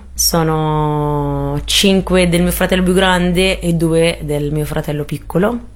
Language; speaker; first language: Italian; non-native, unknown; Arabic